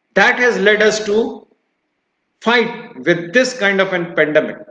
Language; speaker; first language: English; non-native, local second language; Hindi